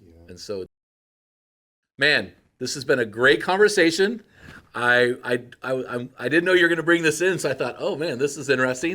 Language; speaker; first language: English; native; English